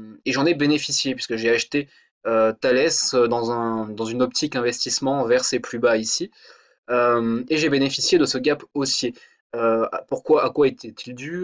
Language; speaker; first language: French; native; French